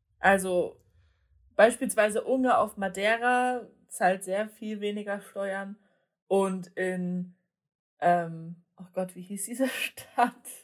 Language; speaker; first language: German; early bilingual, other home language; Polish